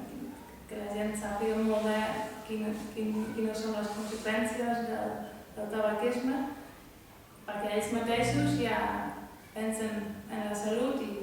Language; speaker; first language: Catalan; non-native, fluent; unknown